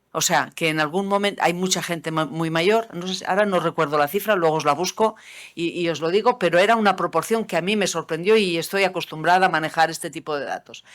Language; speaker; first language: Spanish; non-native, local second language; Catalan